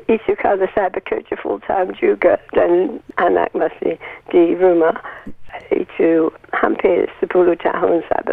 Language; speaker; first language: Indonesian; non-native, learner; English